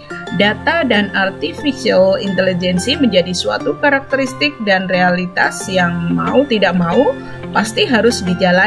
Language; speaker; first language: Indonesian; native; Indonesian